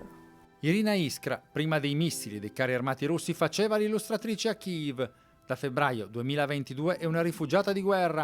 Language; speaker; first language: Italian; native; Italian